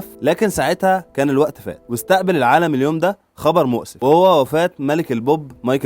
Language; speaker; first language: Arabic; native; Arabic